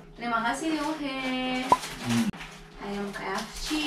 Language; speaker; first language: Indonesian; native; Indonesian